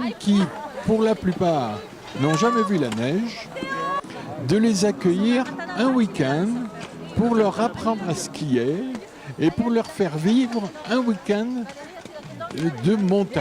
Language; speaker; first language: French; native; French